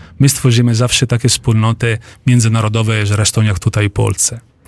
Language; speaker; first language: Polish; non-native, fluent; Italian